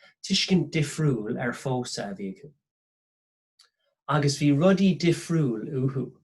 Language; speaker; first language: Irish; non-native, local second language; English